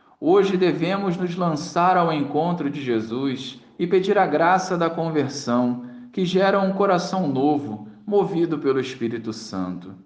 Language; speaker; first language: Portuguese; native; Portuguese